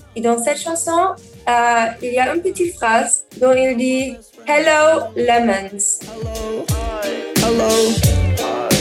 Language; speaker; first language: French; non-native, learner; German